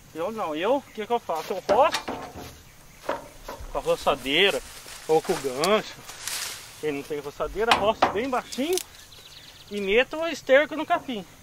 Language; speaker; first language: Portuguese; native; Portuguese